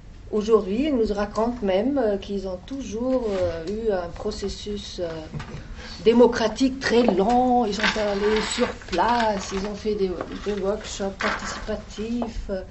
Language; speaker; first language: French; non-native, fluent; German